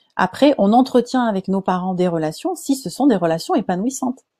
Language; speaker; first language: French; native; French